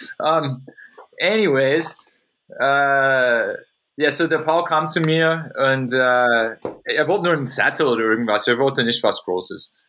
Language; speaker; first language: German; non-native, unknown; English